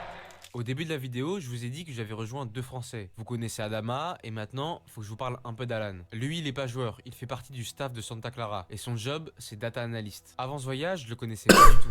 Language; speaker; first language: French; native; French